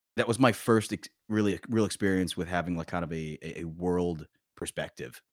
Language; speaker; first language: English; early bilingual, other home language; Korean